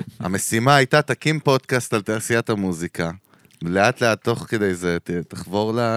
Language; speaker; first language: Hebrew; native; Hebrew